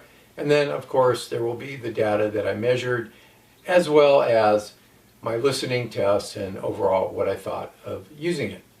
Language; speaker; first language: English; native; English